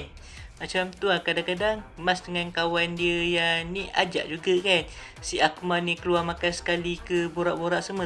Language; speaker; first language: Malay; native; Malay